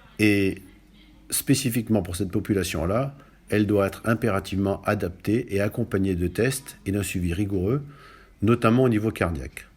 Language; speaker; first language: French; native; French